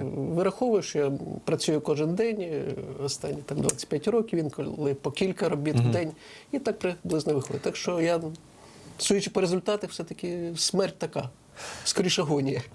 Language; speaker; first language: Ukrainian; native; Ukrainian